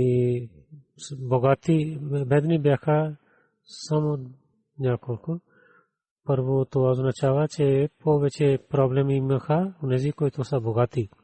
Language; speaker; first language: Bulgarian; non-native, learner; Urdu